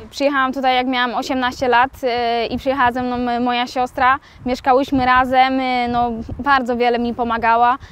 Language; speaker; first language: Polish; native; Polish